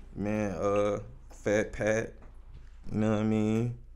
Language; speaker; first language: English; native; English